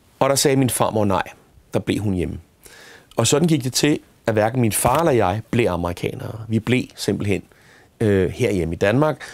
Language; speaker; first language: Danish; native; Danish